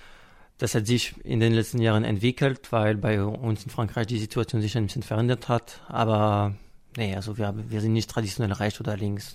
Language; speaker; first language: German; non-native, fluent; French